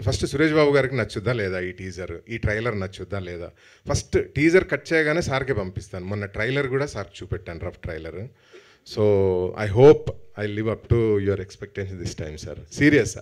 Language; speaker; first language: Telugu; native; Telugu